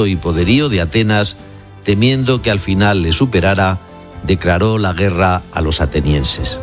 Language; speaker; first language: Spanish; native; Spanish